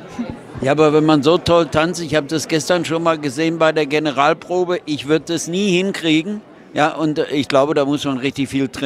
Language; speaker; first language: German; native; German